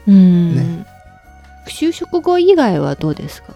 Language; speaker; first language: Japanese; non-native, fluent; Chinese